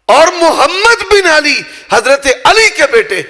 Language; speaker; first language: Urdu; non-native, local second language; Punjabi